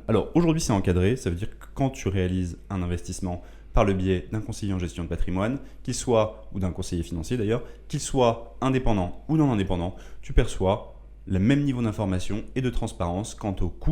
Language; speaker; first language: French; native; French